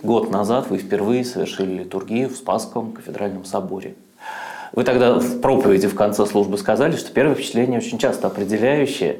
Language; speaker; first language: Russian; native; Russian